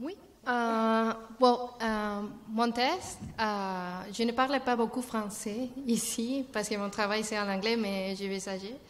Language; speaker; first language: French; non-native, learner; Spanish